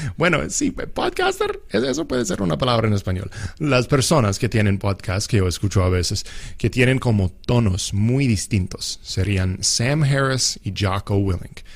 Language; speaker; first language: Spanish; non-native, fluent; English